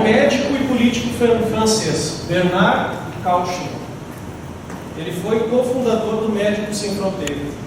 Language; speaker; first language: Portuguese; native; Portuguese